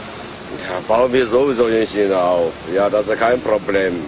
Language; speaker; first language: German; non-native, learner; Chinese